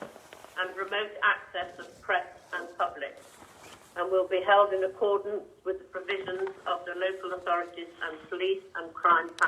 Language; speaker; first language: English; native; English